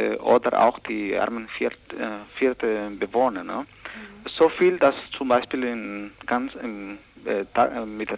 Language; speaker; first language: German; non-native, learner; Spanish